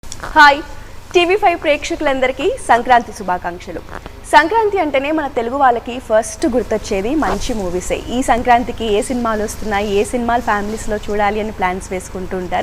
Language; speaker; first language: Telugu; native; Telugu